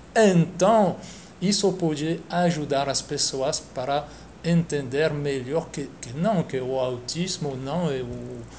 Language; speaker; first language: Portuguese; non-native, fluent; French